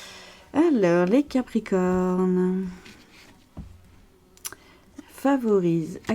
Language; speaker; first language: French; native; French